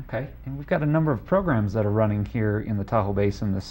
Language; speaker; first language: English; native; English